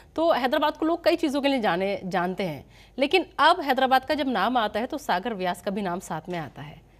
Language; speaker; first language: Hindi; native; Hindi